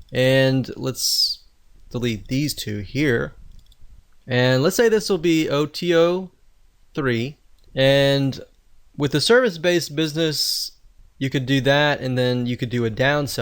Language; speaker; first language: English; native; English